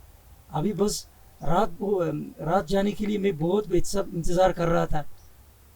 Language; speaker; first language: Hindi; non-native, learner; Amharic